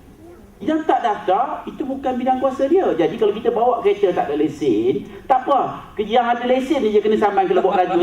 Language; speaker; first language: Malay; native; Malay